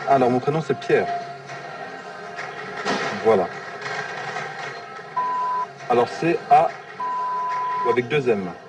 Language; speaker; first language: French; native; French